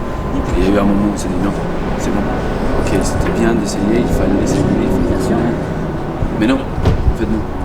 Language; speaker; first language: French; non-native, fluent; Spanish